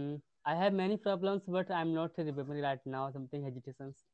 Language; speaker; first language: English; non-native, learner; Hindi